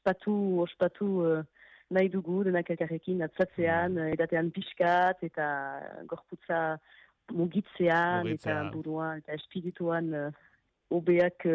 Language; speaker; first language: Basque; non-native, local second language; French